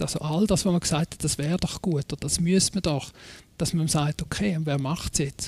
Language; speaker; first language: German; native; German